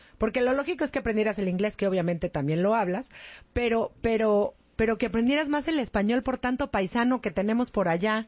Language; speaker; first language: Spanish; native; Spanish